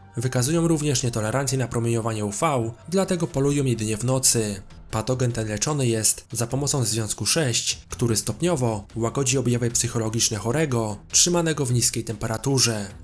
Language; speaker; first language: Polish; native; Polish